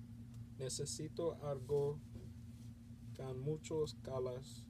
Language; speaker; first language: Spanish; non-native, learner; English